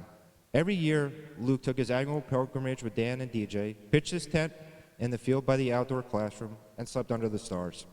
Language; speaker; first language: English; native; English